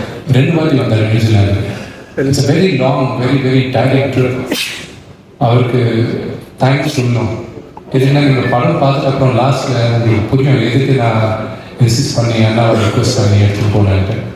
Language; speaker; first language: Tamil; non-native, local second language; Telugu